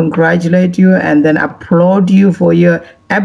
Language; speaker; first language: Tamil; native; Tamil